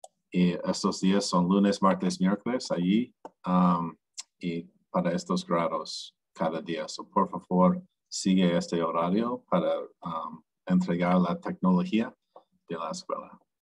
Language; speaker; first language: Spanish; non-native, learner; English